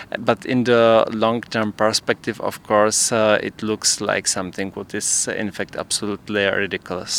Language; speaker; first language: English; non-native, fluent; Czech